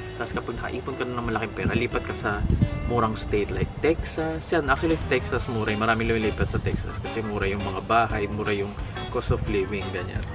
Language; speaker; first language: Filipino; native; Filipino